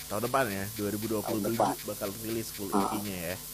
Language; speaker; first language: Indonesian; native; Indonesian